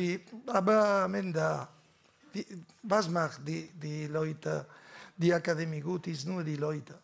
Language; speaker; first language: German; non-native, learner; Catalan